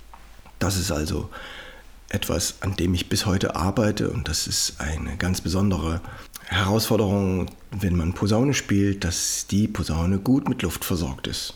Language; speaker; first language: German; native; German